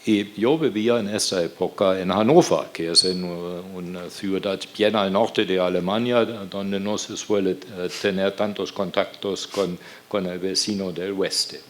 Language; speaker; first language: Spanish; non-native, fluent; German